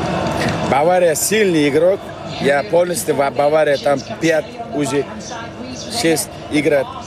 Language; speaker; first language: Russian; non-native, local second language; Uzbek